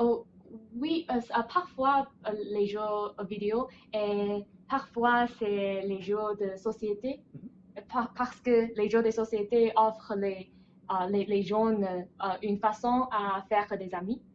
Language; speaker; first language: French; non-native, learner; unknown